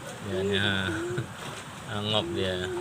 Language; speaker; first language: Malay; non-native, local second language; Javanese